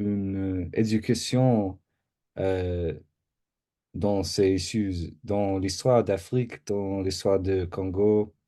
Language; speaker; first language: French; non-native, learner; English